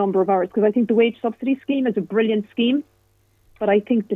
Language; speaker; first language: English; native; English